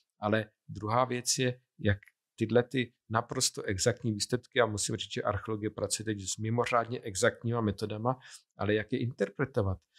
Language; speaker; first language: Czech; native; Czech